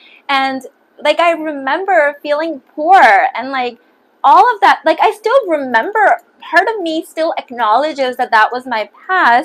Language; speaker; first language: English; early bilingual, other home language; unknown